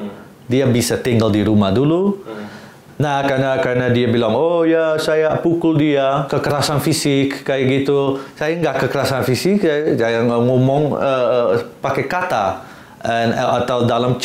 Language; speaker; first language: Indonesian; non-native, fluent; Dutch